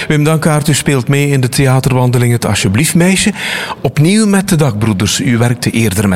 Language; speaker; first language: Dutch; native; Dutch